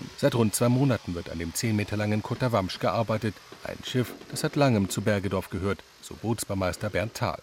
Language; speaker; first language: German; native; German